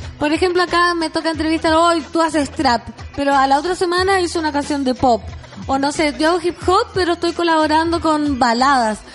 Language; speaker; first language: Spanish; native; Spanish